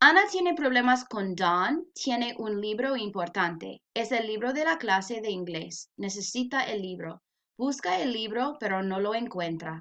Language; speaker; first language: Spanish; non-native, fluent; English